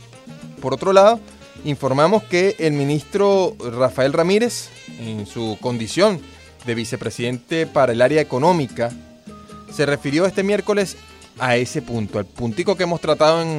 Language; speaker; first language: Spanish; native; Spanish